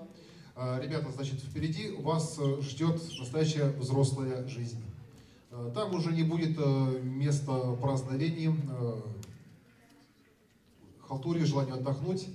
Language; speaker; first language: Russian; native; Russian